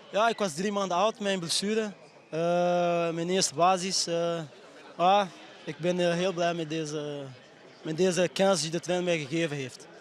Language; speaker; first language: Dutch; non-native, fluent; French